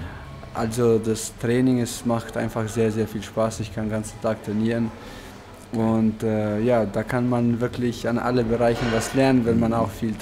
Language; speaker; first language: German; non-native, fluent; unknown